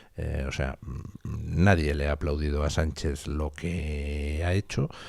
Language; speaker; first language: Spanish; native; Spanish